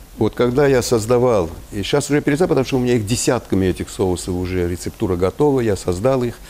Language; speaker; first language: Russian; non-native, local second language; Armenian